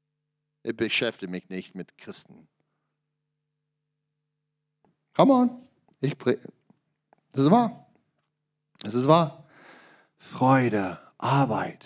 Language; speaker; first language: German; non-native, learner; English